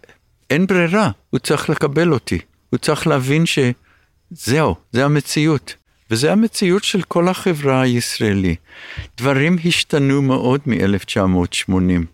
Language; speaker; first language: Hebrew; early bilingual, other home language; English